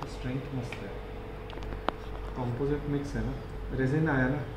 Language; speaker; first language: Hindi; non-native, local second language; Marathi